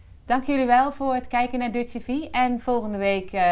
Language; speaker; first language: Dutch; native; Dutch